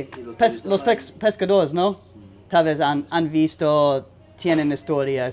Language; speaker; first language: Spanish; non-native, learner; English